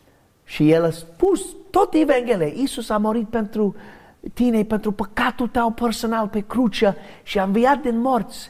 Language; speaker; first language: Romanian; non-native, learner; English